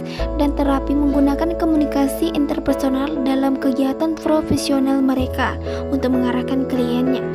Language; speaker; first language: Indonesian; native; Indonesian